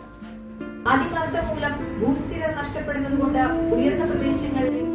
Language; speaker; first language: Malayalam; native; Malayalam